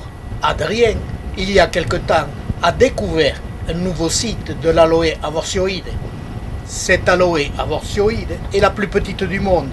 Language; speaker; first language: French; native; French